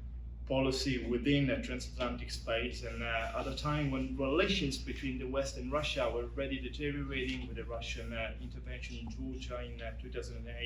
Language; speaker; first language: English; non-native, fluent; Italian